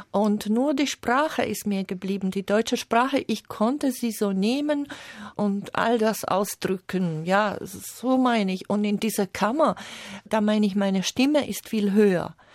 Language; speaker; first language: German; non-native, fluent; Slovak